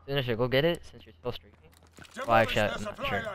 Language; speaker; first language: English; native; English